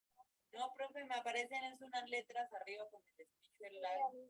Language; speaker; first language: Spanish; native; Spanish